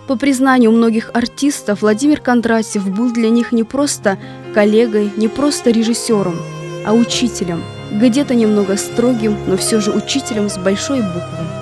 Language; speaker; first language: Russian; native; Russian